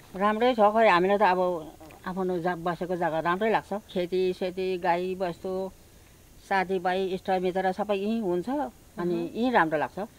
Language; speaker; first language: Nepali; native; Nepali